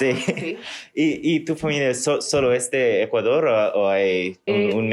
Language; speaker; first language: Spanish; early bilingual, heritage; Spanish